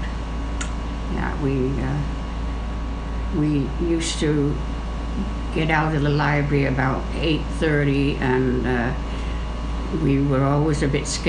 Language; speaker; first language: English; native; English